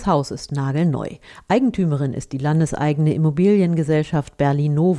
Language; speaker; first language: German; native; German